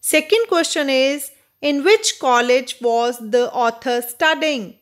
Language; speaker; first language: English; non-native, local second language; Punjabi